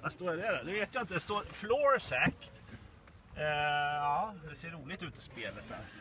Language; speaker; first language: Swedish; native; Swedish